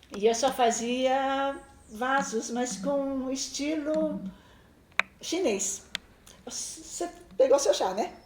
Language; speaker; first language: Portuguese; early bilingual, other home language; Chinese